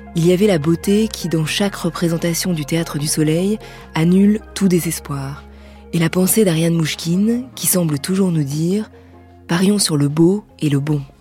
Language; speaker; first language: French; native; French